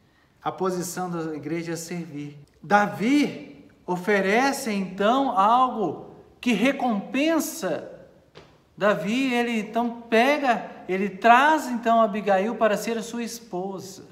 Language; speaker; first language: Portuguese; native; Portuguese